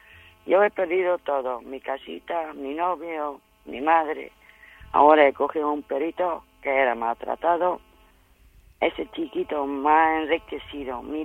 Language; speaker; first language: Spanish; non-native, learner; Dutch